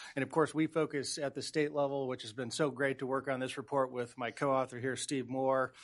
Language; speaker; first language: English; native; English